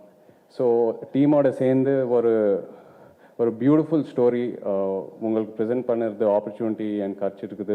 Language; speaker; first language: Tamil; non-native, local second language; Telugu